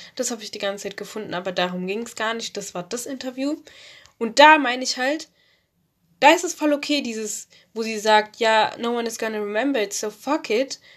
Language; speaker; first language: German; early bilingual, other home language; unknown